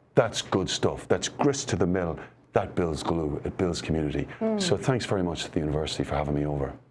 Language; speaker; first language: English; native; English